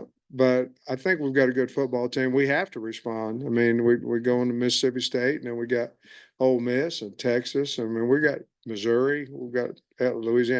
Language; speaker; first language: English; native; English